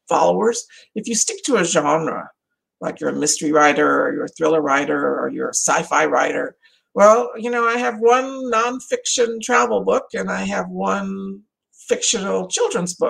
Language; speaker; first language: English; native; English